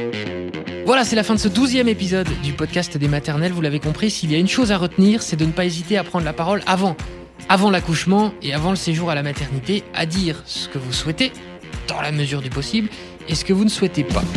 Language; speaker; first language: French; native; French